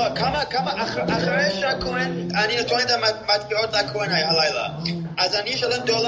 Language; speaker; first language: Hebrew; non-native, fluent; English